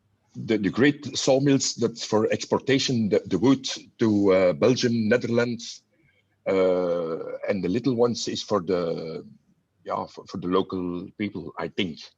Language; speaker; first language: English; non-native, learner; Dutch